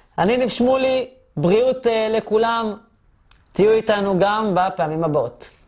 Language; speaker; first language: Hebrew; native; Hebrew